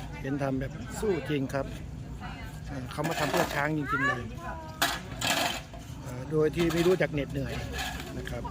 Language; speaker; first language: Thai; native; Thai